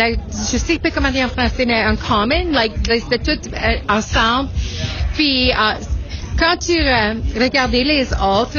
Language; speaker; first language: French; non-native, local second language; English